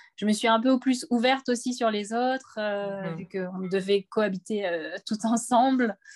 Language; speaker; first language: French; native; French